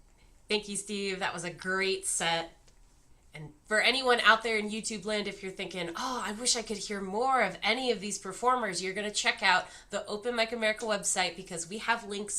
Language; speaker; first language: English; native; English